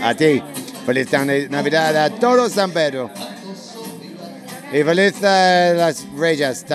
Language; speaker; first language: Spanish; non-native, learner; English